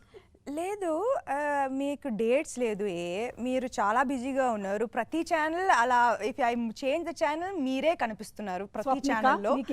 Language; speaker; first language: Telugu; non-native, fluent; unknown